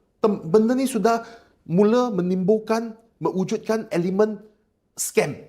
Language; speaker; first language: Malay; non-native, local second language; Chinese